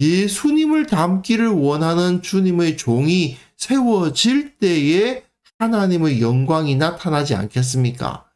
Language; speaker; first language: Korean; native; Korean